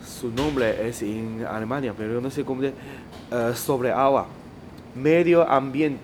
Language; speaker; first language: Spanish; non-native, learner; Chinese